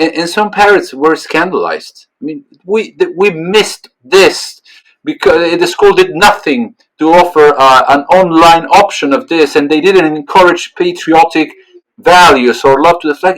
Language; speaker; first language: English; non-native, fluent; Spanish